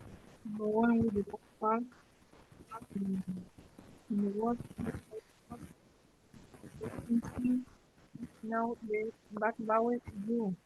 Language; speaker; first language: English; non-native, learner; Spanish